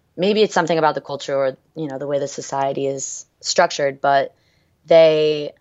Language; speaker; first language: English; early bilingual, other home language; French